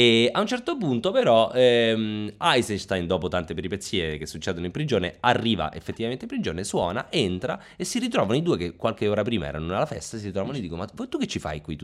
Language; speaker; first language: Italian; native; Italian